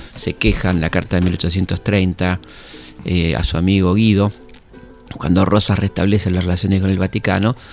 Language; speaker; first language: Spanish; native; Spanish